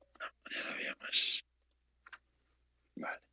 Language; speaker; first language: Spanish; native; Spanish